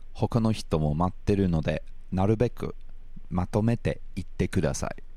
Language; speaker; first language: Japanese; non-native, fluent; English